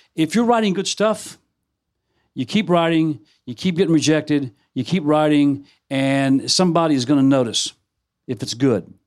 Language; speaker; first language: English; native; English